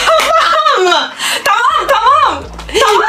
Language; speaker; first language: Turkish; non-native, learner; Chinese